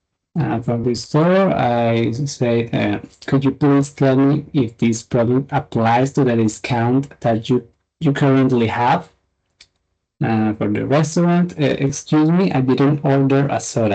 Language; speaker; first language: English; non-native, fluent; Spanish